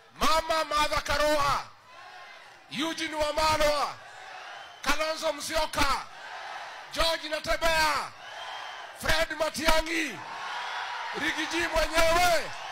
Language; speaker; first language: Swahili; non-native, local second language; Kikuyu